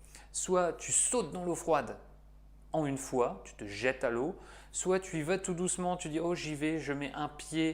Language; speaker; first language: French; native; French